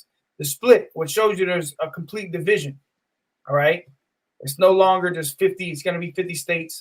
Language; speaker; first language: English; native; English